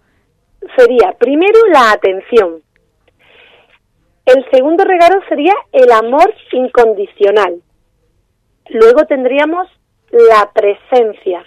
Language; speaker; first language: Spanish; native; Spanish